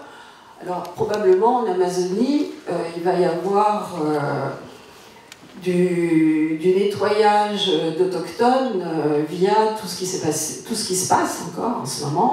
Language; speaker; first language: French; native; French